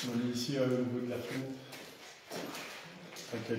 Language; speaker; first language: French; native; French